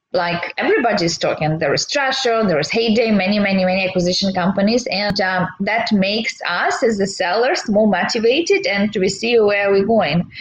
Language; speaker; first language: English; non-native, fluent; Russian